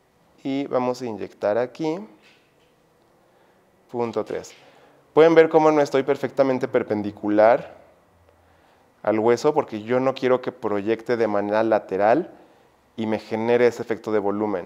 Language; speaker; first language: Spanish; native; Spanish